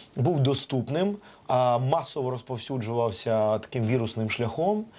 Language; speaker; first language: Ukrainian; non-native, local second language; Russian